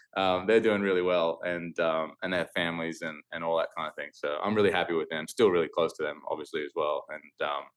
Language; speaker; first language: English; native; English